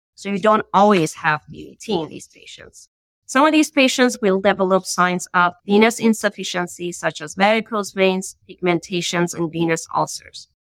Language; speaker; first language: English; non-native, fluent; Persian